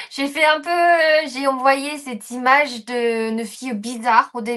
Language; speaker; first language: French; non-native, fluent; Japanese